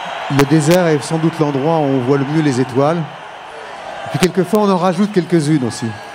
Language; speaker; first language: French; native; French